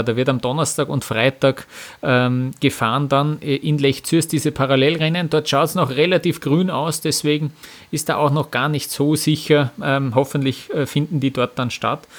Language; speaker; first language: German; native; German